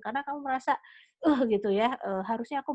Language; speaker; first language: Indonesian; native; Indonesian